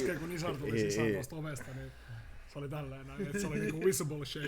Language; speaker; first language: Finnish; native; Finnish